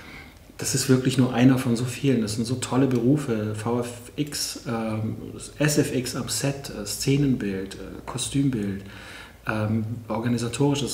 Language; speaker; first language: German; native; German